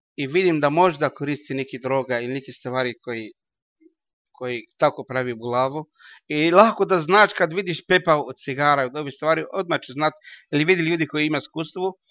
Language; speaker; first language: Bosnian; non-native, learner; Arabic